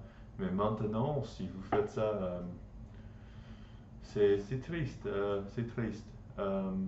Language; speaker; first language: French; non-native, learner; English